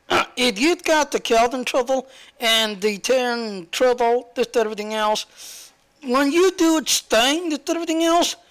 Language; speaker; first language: English; native; English